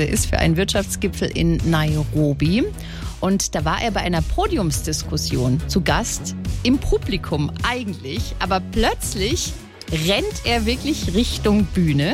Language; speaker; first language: German; native; German